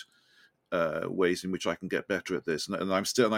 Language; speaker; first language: English; native; English